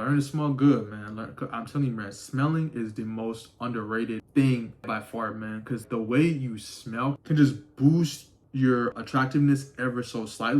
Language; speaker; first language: English; native; English